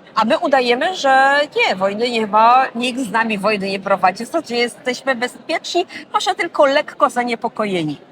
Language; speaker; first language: Polish; native; Polish